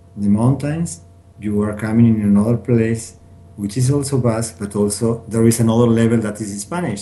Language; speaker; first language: English; non-native, learner; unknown